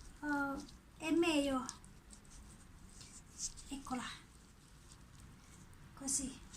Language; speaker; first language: Italian; non-native, learner; Thai